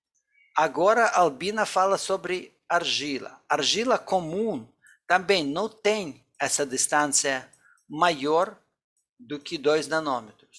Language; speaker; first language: Portuguese; non-native, fluent; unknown